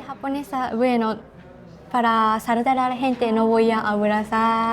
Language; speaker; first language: Spanish; non-native, learner; Japanese